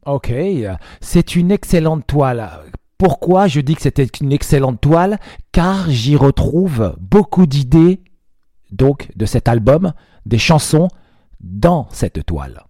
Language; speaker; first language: French; native; French